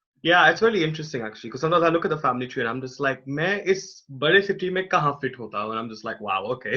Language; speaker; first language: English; non-native, local second language; Hindi